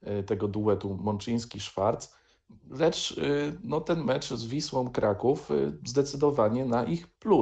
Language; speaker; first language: Polish; native; Polish